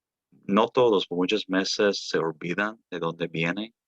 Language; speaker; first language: Spanish; early bilingual, heritage; Spanish